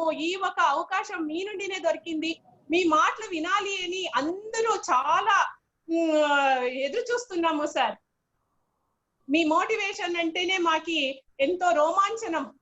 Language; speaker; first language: Telugu; non-native, local second language; Kannada